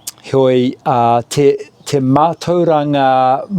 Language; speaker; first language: Māori; non-native, local second language; English